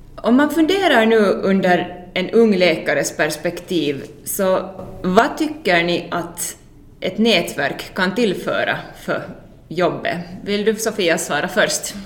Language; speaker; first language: Swedish; native; Swedish